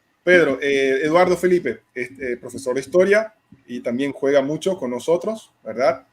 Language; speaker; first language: Spanish; non-native, fluent; Portuguese